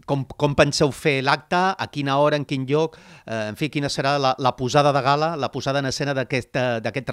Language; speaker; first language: Catalan; native; Catalan